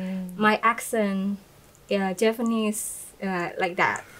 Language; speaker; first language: English; non-native, fluent; Indonesian